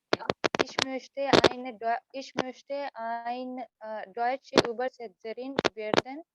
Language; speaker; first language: German; non-native, learner; Hindi